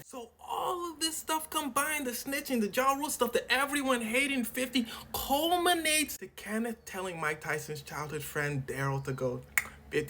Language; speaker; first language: English; native; English